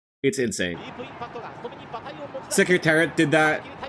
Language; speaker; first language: English; native; English